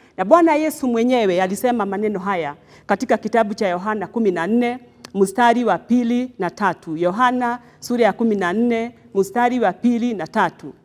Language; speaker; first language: Swahili; non-native, local second language; Kikuyu